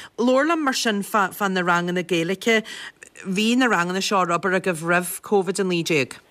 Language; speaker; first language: Irish; native; Irish